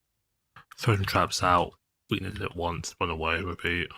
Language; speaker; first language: English; native; English